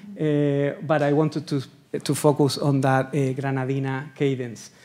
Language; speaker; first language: English; non-native, fluent; Spanish